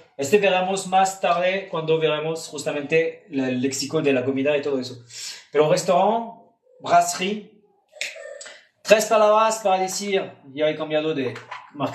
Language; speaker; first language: Spanish; non-native, fluent; French